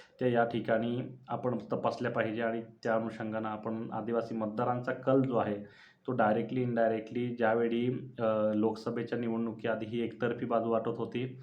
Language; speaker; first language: Marathi; non-native, local second language; Bhili